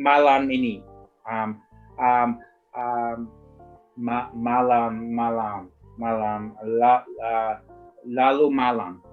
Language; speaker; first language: Indonesian; non-native, learner; English